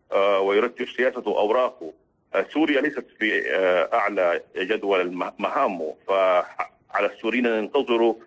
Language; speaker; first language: Arabic; native; Arabic